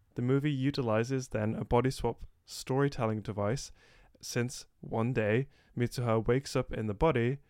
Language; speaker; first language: English; native; English